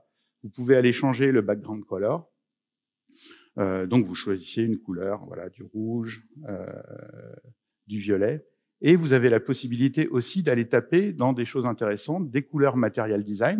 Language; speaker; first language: French; native; French